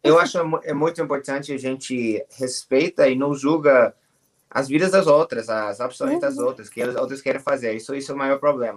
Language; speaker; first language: Portuguese; non-native, learner; English